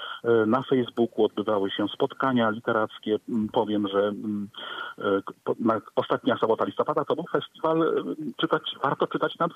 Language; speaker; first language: Polish; native; Polish